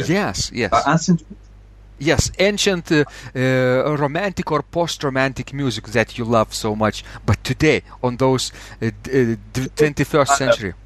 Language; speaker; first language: English; non-native, fluent; Lithuanian